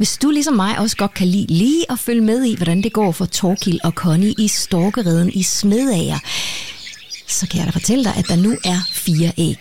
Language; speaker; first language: Danish; native; Danish